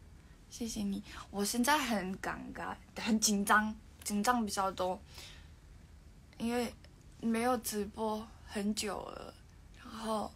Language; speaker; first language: Chinese; non-native, learner; Mongolian